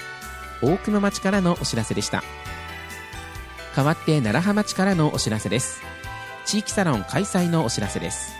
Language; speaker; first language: Japanese; native; Japanese